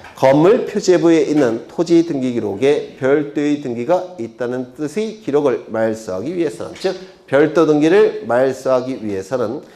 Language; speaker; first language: Korean; native; Korean